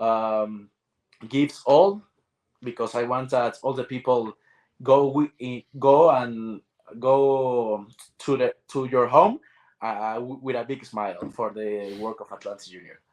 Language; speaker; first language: English; non-native, learner; Spanish